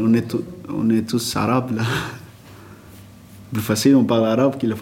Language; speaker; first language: French; non-native, learner; Arabic